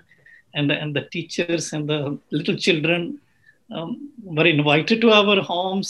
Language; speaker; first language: English; non-native, local second language; Punjabi